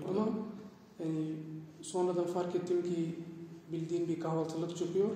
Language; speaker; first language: Turkish; non-native, fluent; Somali